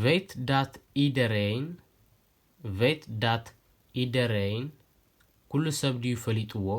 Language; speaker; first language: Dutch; non-native, learner; Tigrinya